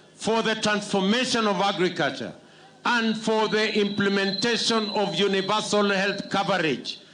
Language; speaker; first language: English; non-native, local second language; Kalenjin